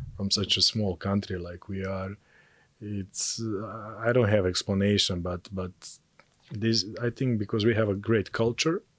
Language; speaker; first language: English; non-native, fluent; Serbian